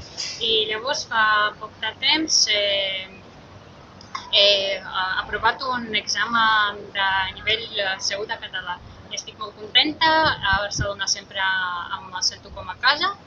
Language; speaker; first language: Catalan; non-native, fluent; Armenian